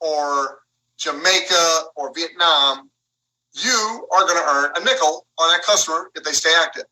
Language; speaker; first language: English; native; English